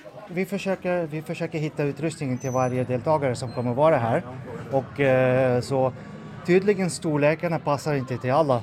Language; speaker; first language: Swedish; non-native, fluent; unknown